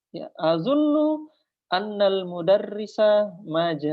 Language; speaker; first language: Arabic; non-native, fluent; Indonesian